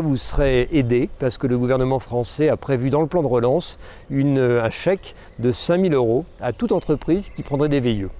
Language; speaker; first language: French; native; French